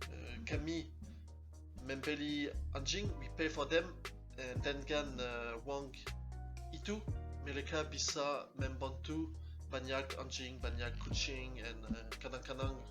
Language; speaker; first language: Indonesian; non-native, learner; French